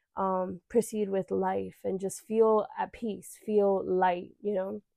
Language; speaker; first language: English; early bilingual, other home language; Spanish